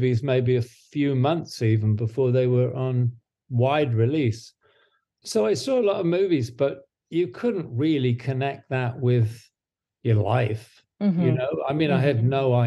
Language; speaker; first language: English; native; English